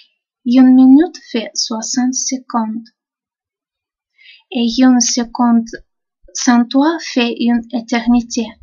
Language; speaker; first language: French; non-native, fluent; Russian